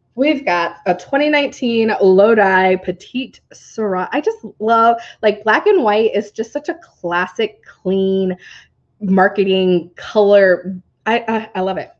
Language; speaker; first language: English; native; English